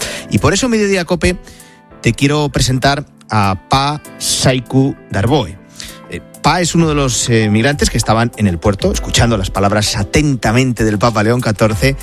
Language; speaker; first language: Spanish; native; Spanish